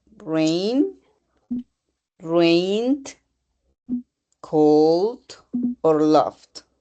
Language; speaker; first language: English; non-native, learner; Spanish